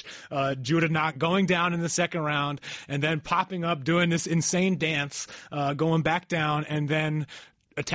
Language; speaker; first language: English; native; English